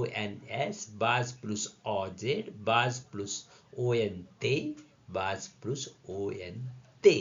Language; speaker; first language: French; non-native, learner; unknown